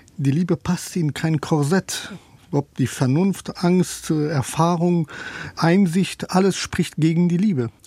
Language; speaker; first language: German; non-native, fluent; Persian